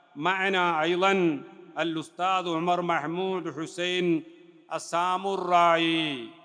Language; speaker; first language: Arabic; non-native, fluent; Malayalam